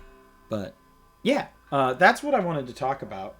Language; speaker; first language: English; native; English